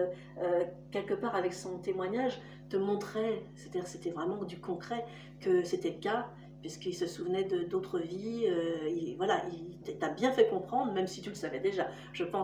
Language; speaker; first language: French; native; French